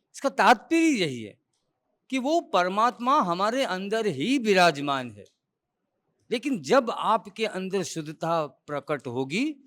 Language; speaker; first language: Urdu; non-native, local second language; Gujarati